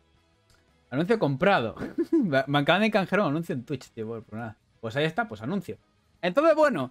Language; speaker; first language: Spanish; native; Spanish